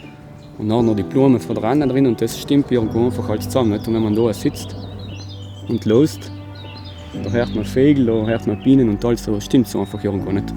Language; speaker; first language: German; native; German